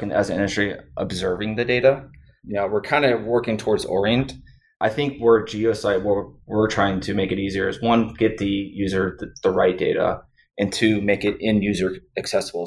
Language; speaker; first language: English; native; English